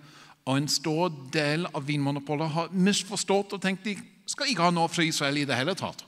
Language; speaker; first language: Norwegian; non-native, fluent; English